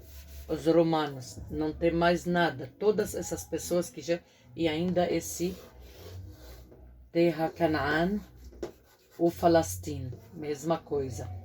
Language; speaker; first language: Portuguese; non-native, fluent; Arabic